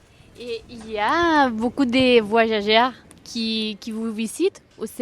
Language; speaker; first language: French; non-native, fluent; Spanish